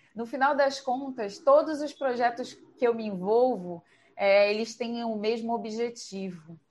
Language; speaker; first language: Portuguese; native; Portuguese